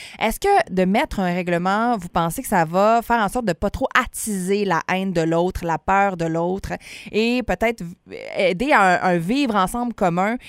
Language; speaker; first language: French; native; French